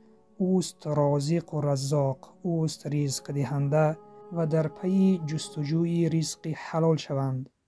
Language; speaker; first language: Persian; native; Persian